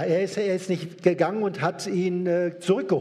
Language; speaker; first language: German; native; German